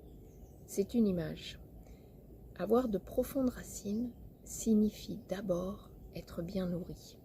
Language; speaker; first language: French; native; French